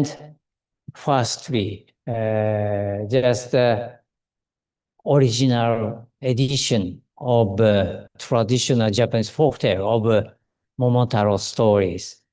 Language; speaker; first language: English; non-native, learner; Japanese